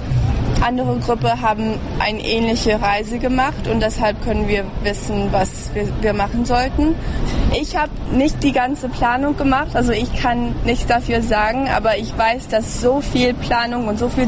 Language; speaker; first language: German; early bilingual, heritage; German